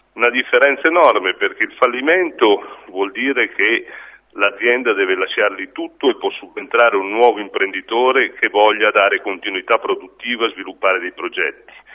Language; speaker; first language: Italian; native; Italian